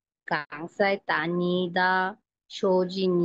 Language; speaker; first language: Chinese; non-native, learner; Bangla